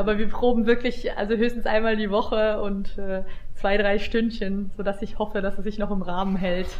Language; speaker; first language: German; native; German